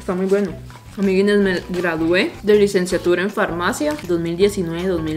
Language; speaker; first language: Spanish; native; Spanish